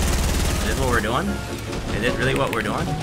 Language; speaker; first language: English; native; English